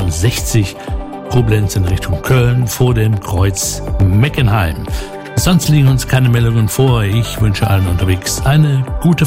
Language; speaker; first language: German; native; German